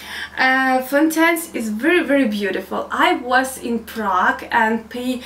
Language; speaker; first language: English; non-native, learner; Ukrainian